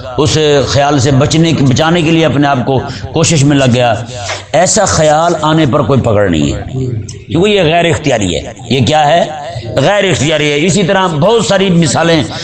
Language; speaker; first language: Urdu; non-native, local second language; Punjabi